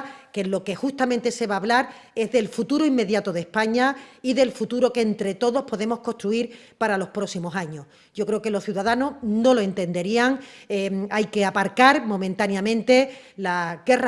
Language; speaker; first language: Spanish; native; Spanish